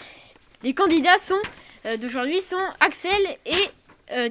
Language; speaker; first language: French; native; French